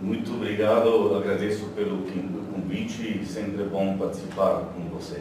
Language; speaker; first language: Portuguese; non-native, fluent; Slovenian